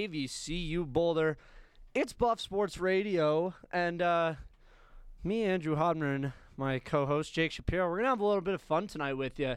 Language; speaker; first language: English; native; English